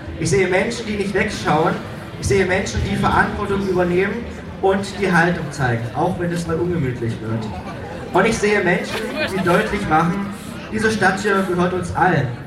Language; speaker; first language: German; native; German